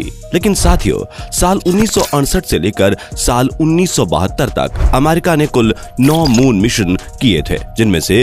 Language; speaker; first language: Hindi; native; Hindi